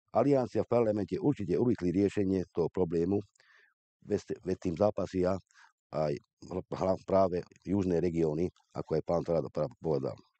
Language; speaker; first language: Slovak; non-native, local second language; Hungarian